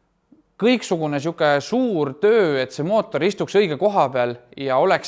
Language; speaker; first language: Estonian; native; Estonian